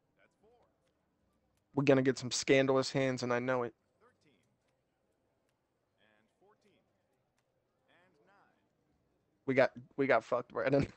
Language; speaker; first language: English; native; English